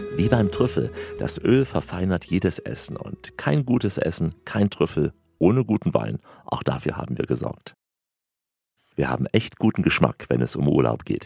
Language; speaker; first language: German; native; German